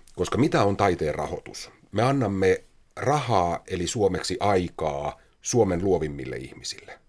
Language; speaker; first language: Finnish; native; Finnish